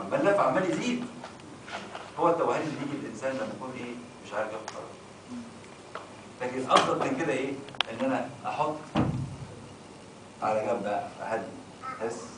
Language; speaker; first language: Arabic; native; Arabic